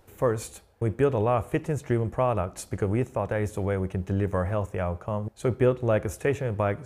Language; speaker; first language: English; non-native, fluent; Korean